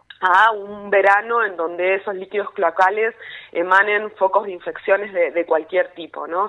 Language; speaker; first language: Spanish; native; Spanish